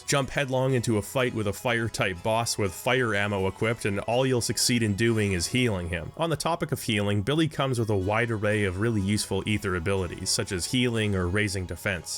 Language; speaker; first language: English; native; English